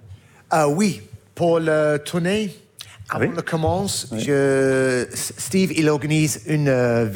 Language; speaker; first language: French; non-native, learner; English